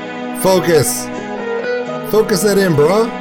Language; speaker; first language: English; native; English